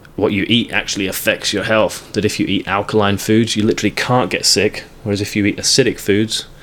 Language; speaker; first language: English; native; English